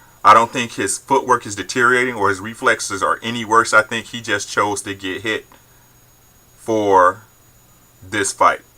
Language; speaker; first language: English; native; English